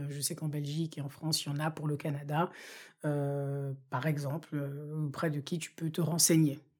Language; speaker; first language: French; non-native, local second language; Bambara